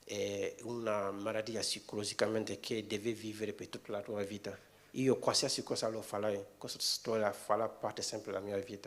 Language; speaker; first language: Italian; non-native, fluent; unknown